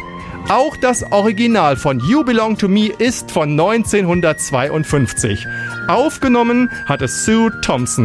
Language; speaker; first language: German; native; German